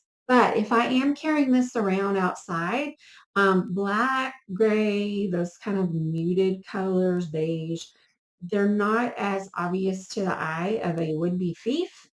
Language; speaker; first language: English; native; English